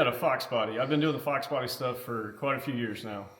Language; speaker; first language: English; native; English